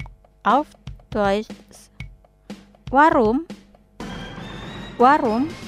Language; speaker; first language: German; non-native, fluent; Indonesian